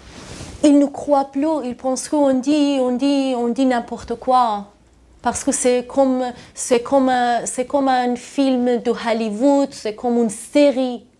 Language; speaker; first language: French; non-native, learner; Persian